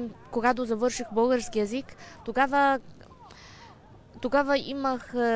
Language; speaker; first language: Bulgarian; non-native, fluent; Chinese